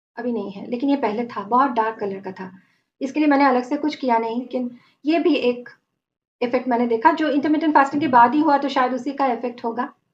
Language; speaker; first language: Hindi; non-native, local second language; Bangla